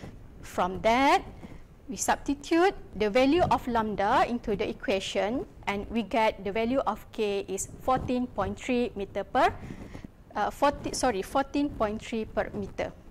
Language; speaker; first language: English; non-native, local second language; Malay